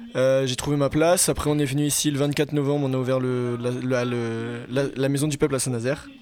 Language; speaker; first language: French; native; French